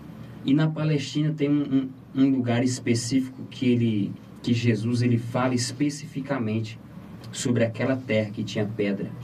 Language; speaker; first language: Portuguese; native; Portuguese